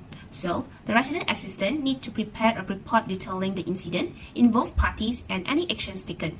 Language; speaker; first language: English; non-native, local second language; Malay